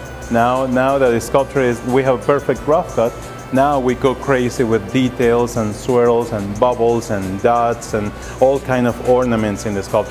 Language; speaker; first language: English; non-native, fluent; Spanish